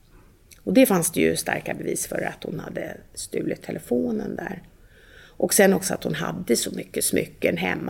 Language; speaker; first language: Swedish; native; Swedish